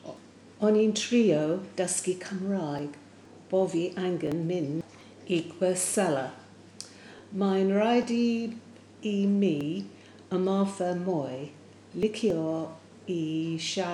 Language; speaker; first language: Welsh; non-native, learner; English